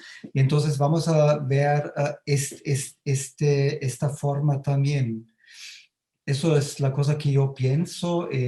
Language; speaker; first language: Spanish; non-native, fluent; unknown